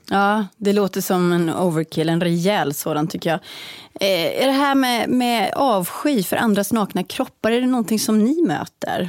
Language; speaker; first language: Swedish; native; Swedish